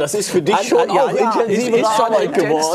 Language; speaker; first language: German; native; German